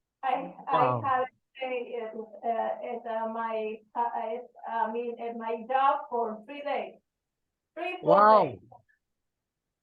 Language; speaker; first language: English; non-native, learner; Spanish